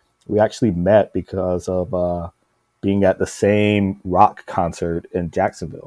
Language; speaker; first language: English; native; English